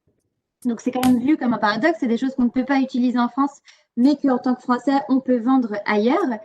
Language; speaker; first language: French; native; French